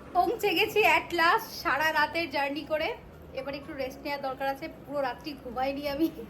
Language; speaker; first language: Bangla; native; Bangla